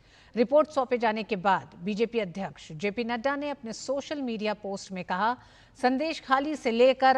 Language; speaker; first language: Hindi; native; Hindi